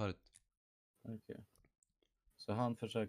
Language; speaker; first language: Swedish; non-native, fluent; German